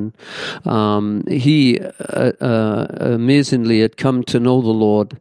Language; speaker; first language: English; native; English